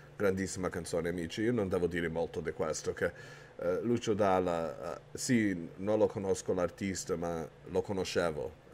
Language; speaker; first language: Italian; early bilingual, heritage; Italian